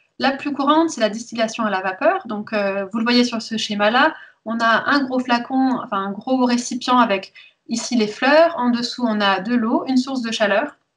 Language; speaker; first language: French; early bilingual, heritage; French